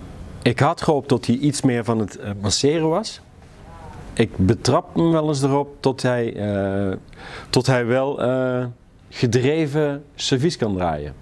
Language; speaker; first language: Dutch; native; Dutch